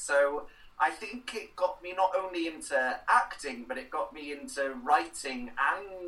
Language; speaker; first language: English; non-native, local second language; Welsh